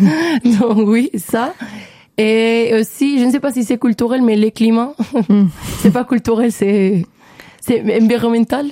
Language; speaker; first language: French; non-native, learner; Spanish